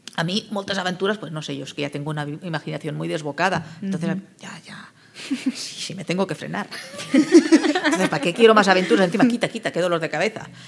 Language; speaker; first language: Spanish; non-native, local second language; Catalan